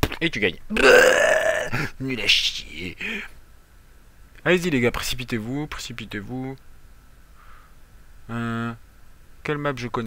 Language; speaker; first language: French; native; French